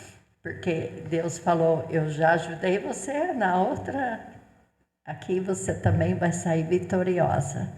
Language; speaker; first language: Portuguese; non-native, fluent; English